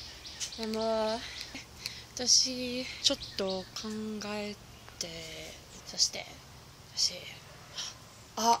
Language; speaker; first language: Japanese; non-native, learner; English